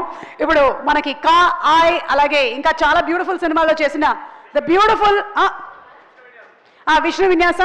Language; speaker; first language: Telugu; native; Telugu